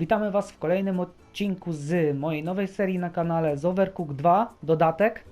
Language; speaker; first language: Polish; native; Polish